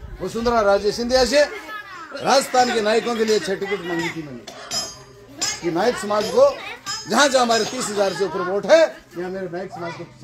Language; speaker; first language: Hindi; native; Hindi